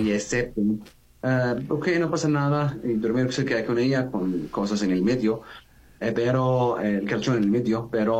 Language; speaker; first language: Spanish; non-native, learner; Arabic